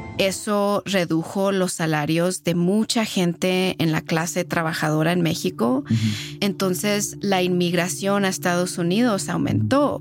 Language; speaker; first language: Spanish; early bilingual, heritage; Spanish